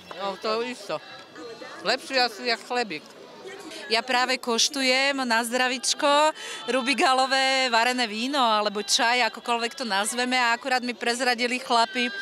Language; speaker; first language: Slovak; native; Slovak